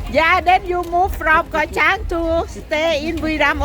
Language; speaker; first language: English; non-native, learner; Thai